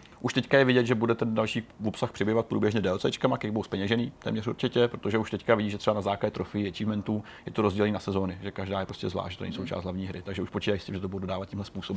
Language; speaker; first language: Czech; native; Czech